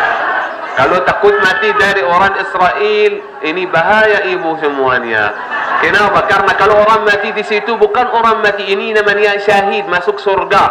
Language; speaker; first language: Indonesian; non-native, learner; Arabic